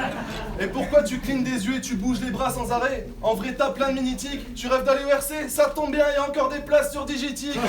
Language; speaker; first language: French; native; French